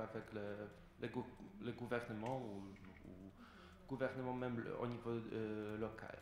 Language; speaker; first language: French; non-native, fluent; Polish